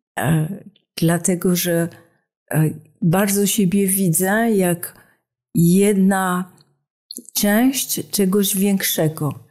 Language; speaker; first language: Polish; non-native, fluent; French